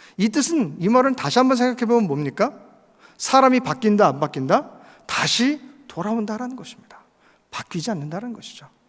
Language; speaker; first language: Korean; native; Korean